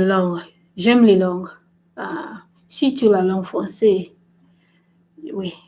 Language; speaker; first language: French; non-native, learner; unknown